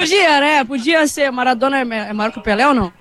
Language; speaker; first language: Portuguese; native; Portuguese